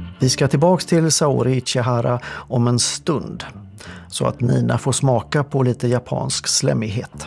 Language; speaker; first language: Swedish; native; Swedish